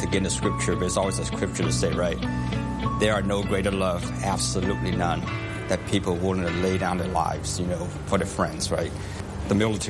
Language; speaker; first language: English; non-native, local second language; Cantonese